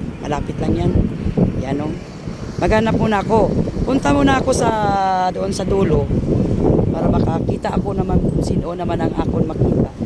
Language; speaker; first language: Filipino; non-native, local second language; Hiligaynon